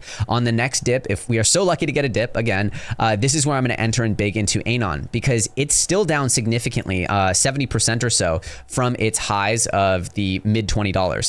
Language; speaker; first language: English; native; English